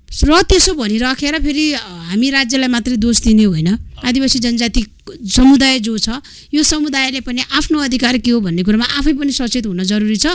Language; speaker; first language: Nepali; non-native, local second language; Gurung